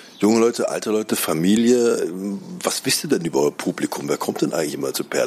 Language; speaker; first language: German; native; German